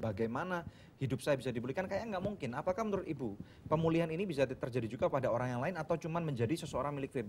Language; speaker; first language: Indonesian; native; Indonesian